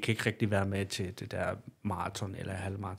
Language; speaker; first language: Danish; non-native, local second language; Kalaallisut